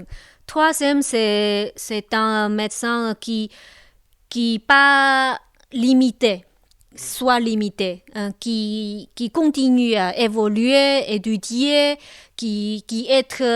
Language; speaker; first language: French; non-native, local second language; Chinese